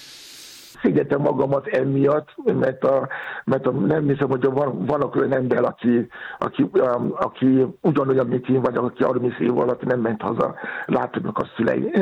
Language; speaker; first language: Hungarian; non-native, fluent; Yoruba